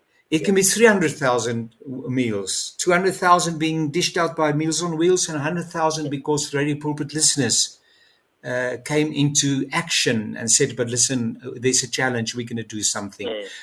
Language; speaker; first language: English; non-native, local second language; Afrikaans